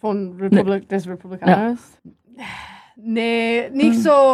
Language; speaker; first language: German; non-native, learner; English